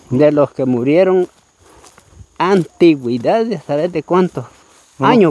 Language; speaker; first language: Spanish; native; Spanish